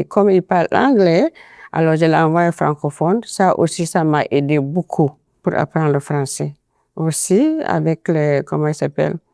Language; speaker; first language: French; non-native, fluent; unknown